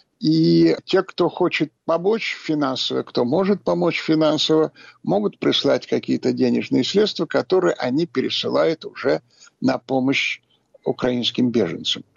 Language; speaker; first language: Russian; native; Russian